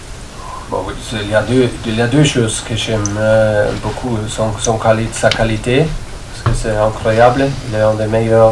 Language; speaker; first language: French; non-native, fluent; German